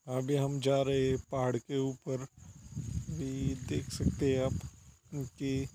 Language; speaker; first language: Hindi; non-native, local second language; Marathi